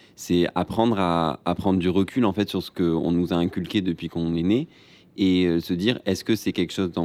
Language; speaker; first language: French; native; French